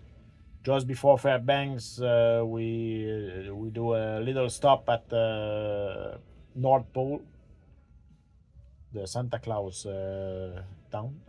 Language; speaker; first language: English; non-native, learner; French